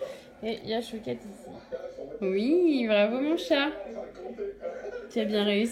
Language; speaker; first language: French; native; French